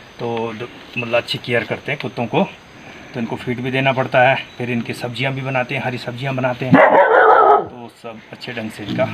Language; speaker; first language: Hindi; native; Hindi